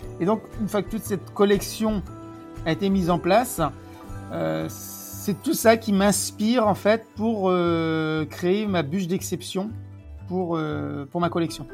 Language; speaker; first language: French; native; French